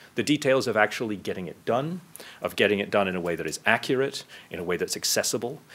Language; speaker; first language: English; native; English